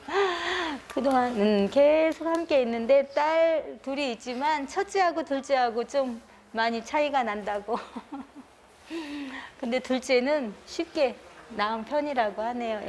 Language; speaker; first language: Korean; native; Korean